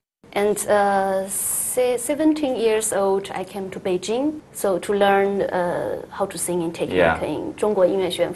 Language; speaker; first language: English; non-native, learner; Chinese